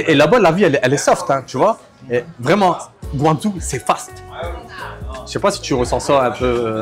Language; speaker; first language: French; native; French